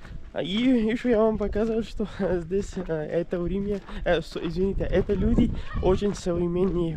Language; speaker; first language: Russian; non-native, learner; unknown